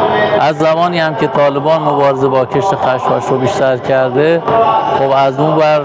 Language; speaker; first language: Persian; native; Persian